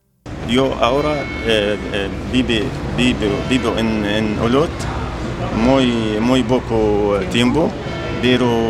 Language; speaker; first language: Spanish; non-native, learner; Arabic